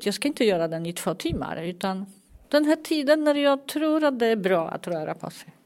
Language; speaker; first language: Swedish; non-native, fluent; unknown